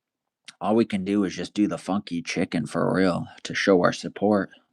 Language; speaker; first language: English; native; English